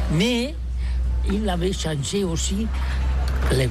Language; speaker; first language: French; non-native, learner; Catalan